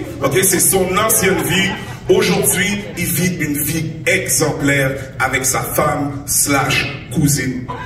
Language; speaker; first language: French; native; French